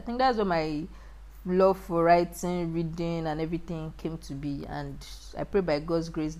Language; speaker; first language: English; non-native, local second language; Yoruba